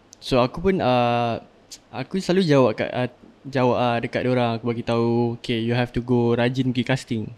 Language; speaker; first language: Malay; native; Malay